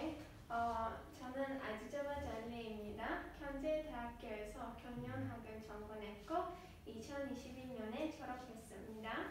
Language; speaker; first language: Korean; non-native, learner; Azerbaijani